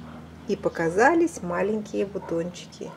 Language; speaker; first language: Russian; native; Russian